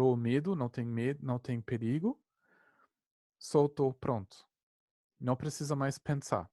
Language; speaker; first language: Portuguese; non-native, fluent; German